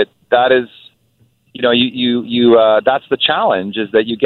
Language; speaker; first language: English; native; English